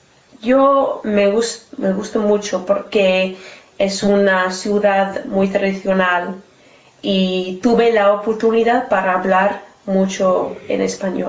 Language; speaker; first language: Spanish; non-native, learner; English